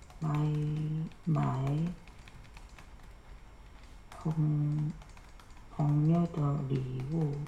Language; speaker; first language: Chinese; non-native, learner; Korean